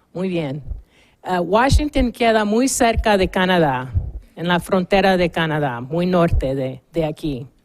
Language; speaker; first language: Spanish; non-native, learner; English